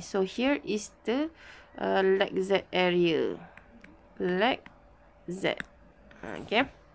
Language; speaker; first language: English; non-native, local second language; Malay